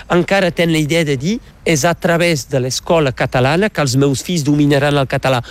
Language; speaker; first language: Catalan; non-native, local second language; French